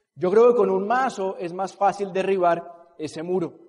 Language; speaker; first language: Spanish; native; Spanish